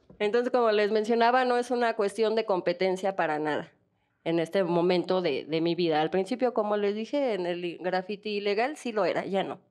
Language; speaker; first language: Spanish; native; Spanish